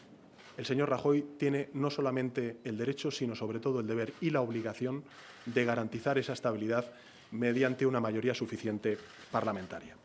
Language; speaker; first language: Spanish; native; Spanish